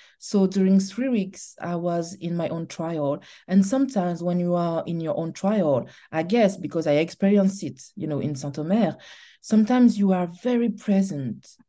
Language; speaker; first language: English; non-native, learner; French